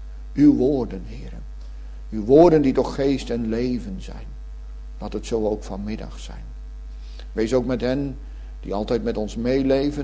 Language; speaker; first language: Dutch; native; Dutch